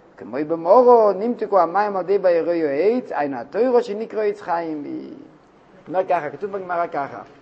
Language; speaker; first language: Hebrew; non-native, fluent; Russian